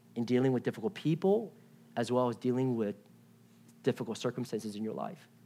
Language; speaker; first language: English; native; English